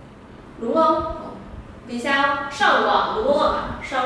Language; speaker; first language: Chinese; non-native, fluent; Vietnamese